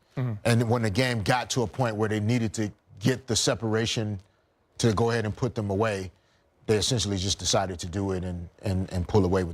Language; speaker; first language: English; native; English